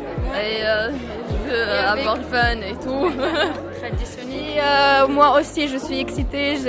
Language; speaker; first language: French; non-native, local second language; Arabic